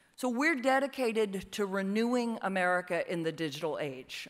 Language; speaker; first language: English; native; English